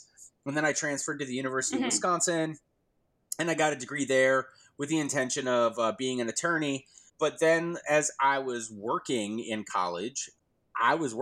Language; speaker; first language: English; native; English